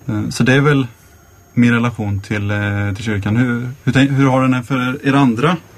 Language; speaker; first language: Swedish; native; Swedish